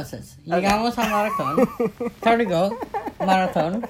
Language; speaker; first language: Spanish; non-native, fluent; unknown